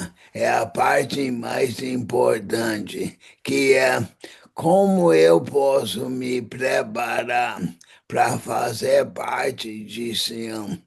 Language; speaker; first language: Portuguese; non-native, fluent; English